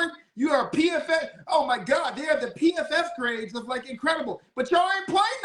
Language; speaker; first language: English; native; English